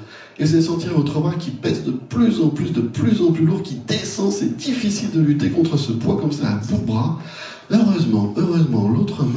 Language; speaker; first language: French; native; French